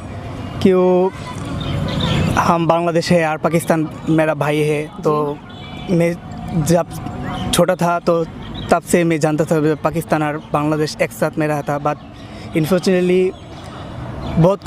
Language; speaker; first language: Hindi; non-native, fluent; Bangla